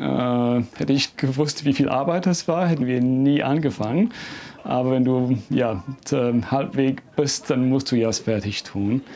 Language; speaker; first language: German; non-native, fluent; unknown